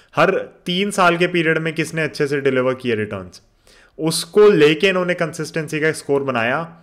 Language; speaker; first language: Hindi; native; Hindi